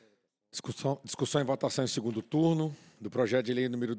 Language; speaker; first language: Portuguese; native; Portuguese